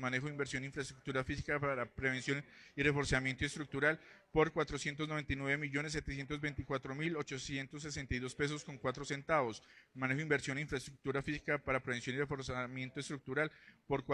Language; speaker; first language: Spanish; native; Spanish